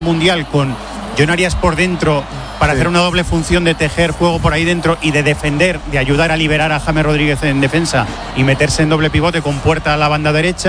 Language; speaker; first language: Spanish; native; Spanish